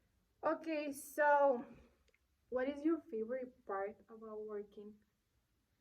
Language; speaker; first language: English; non-native, learner; Spanish